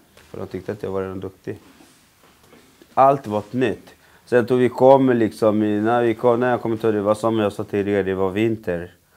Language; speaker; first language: Swedish; non-native, fluent; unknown